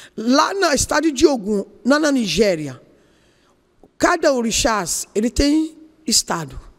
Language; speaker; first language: Portuguese; non-native, learner; Yoruba